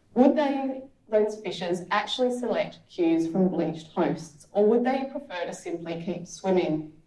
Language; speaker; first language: English; native; English